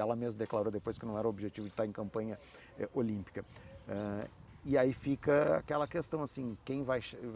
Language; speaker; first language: Portuguese; native; Portuguese